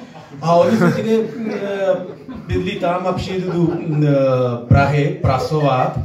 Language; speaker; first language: Czech; non-native, learner; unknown